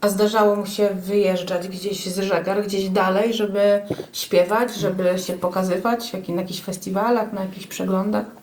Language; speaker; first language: Polish; native; Polish